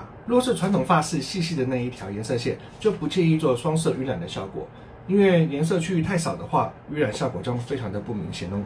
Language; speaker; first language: Chinese; native; Chinese